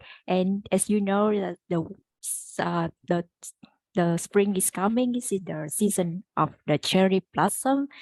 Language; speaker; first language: English; non-native, learner; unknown